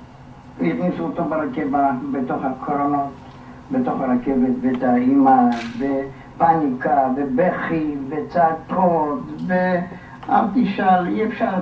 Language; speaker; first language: Hebrew; non-native, fluent; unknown